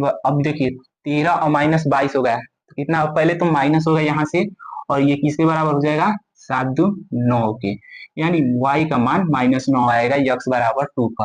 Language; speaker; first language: Hindi; native; Hindi